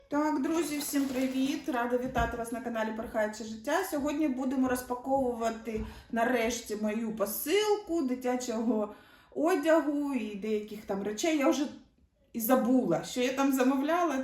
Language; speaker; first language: Ukrainian; native; Ukrainian